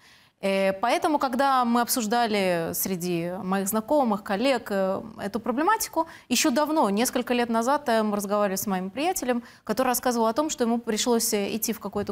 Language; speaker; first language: Russian; native; Russian